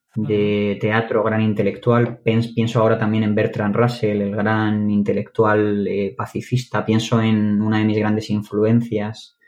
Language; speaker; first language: Spanish; native; Spanish